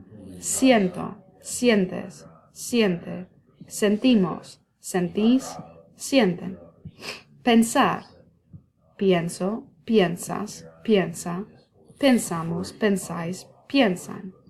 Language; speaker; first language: Spanish; non-native, fluent; English